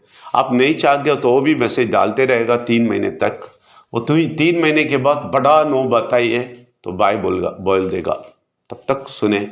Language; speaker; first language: Hindi; non-native, local second language; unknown